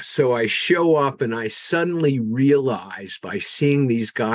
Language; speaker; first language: English; native; English